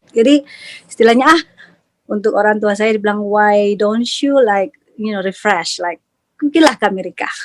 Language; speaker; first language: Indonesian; native; Indonesian